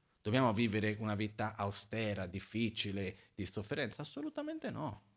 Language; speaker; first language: Italian; non-native, fluent; Portuguese